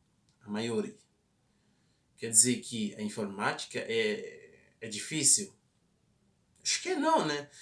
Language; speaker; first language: Portuguese; non-native, fluent; Haitian Creole